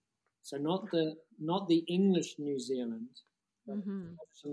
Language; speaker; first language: English; native; English